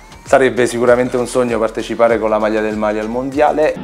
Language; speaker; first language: Italian; native; Italian